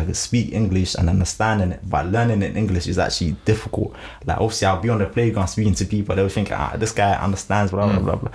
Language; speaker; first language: English; early bilingual, other home language; Shona